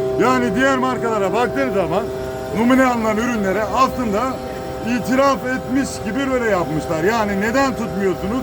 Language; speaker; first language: Turkish; native; Turkish